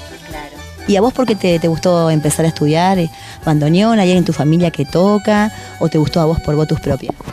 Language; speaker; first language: Spanish; native; Spanish